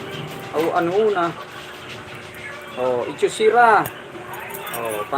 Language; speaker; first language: Filipino; native; Filipino